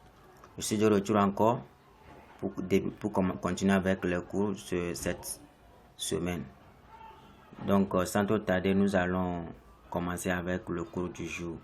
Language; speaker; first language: French; non-native, fluent; English